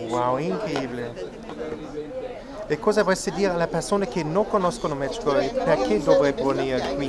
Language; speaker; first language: Italian; non-native, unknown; Croatian